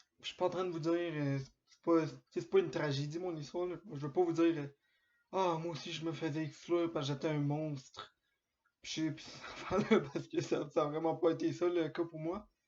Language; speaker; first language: French; early bilingual, other home language; Spanish